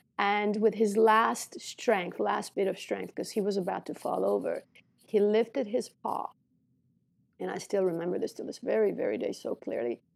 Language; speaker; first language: English; non-native, fluent; Romanian